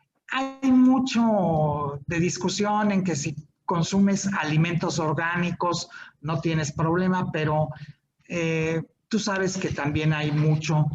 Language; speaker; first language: Spanish; native; Spanish